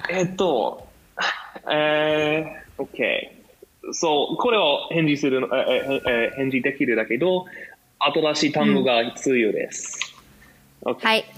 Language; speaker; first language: Japanese; non-native, learner; English